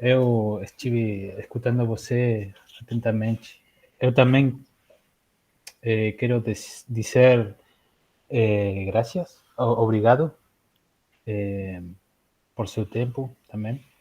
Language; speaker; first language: Portuguese; non-native, learner; Spanish